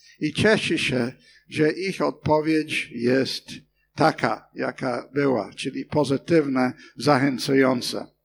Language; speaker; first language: Polish; non-native, fluent; English